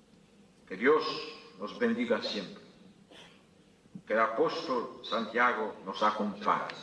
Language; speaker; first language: Spanish; non-native, fluent; Polish